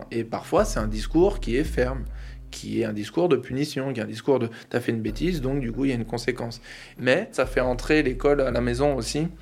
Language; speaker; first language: French; native; French